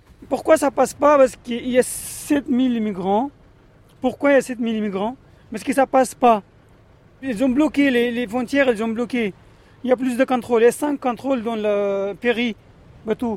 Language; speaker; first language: French; non-native, learner; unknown